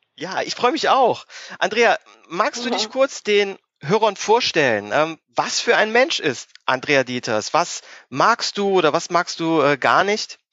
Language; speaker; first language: German; native; German